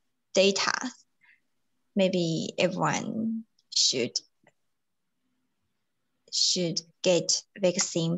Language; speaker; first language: English; non-native, learner; Chinese